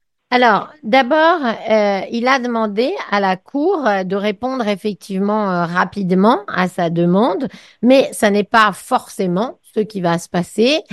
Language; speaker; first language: French; native; French